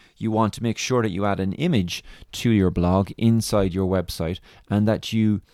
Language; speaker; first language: English; native; English